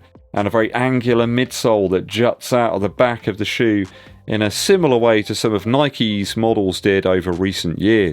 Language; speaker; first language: English; native; English